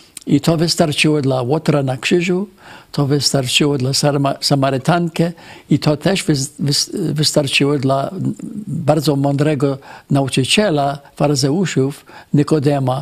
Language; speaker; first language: Polish; early bilingual, heritage; Polish